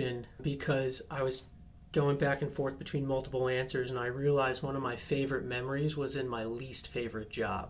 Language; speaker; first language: English; native; English